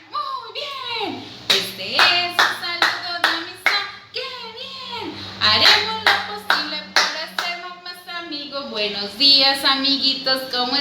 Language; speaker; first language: Spanish; native; Spanish